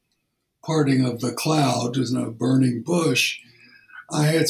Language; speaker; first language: English; native; English